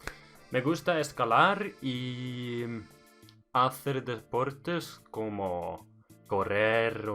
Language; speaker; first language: Spanish; non-native, learner; Norwegian